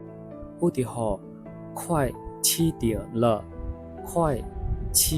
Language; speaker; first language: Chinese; non-native, fluent; Khmer